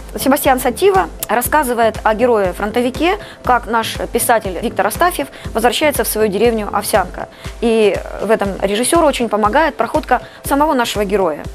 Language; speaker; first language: Russian; native; Russian